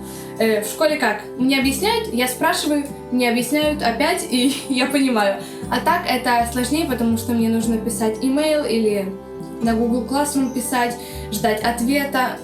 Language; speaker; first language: Russian; early bilingual, other home language; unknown